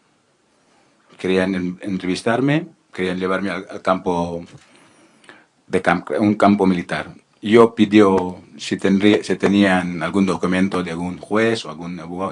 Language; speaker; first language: Spanish; non-native, learner; Filipino